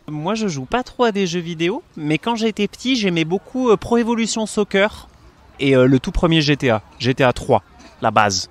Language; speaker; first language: French; native; French